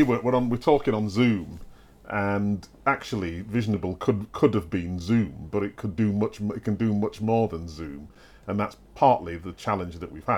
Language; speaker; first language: English; native; English